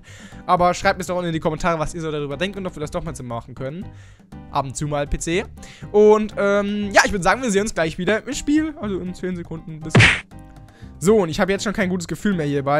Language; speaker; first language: German; native; German